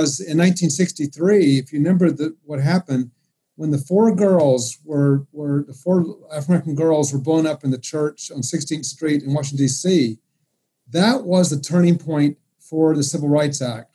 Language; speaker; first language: English; native; English